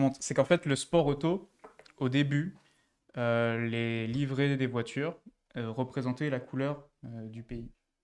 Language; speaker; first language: French; native; French